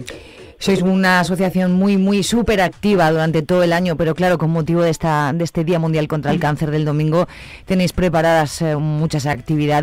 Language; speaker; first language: Spanish; native; Spanish